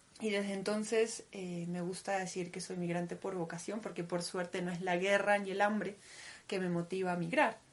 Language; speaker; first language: Spanish; early bilingual, other home language; Russian